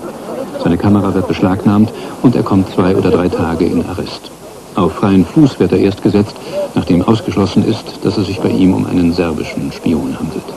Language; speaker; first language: German; native; German